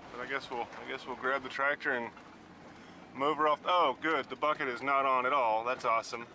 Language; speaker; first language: English; native; English